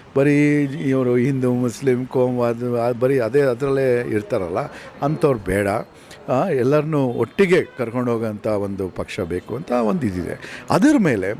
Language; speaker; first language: Kannada; native; Kannada